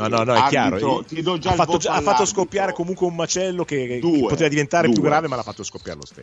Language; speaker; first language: Italian; native; Italian